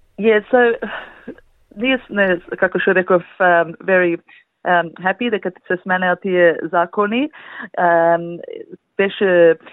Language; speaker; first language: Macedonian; early bilingual, heritage; Macedonian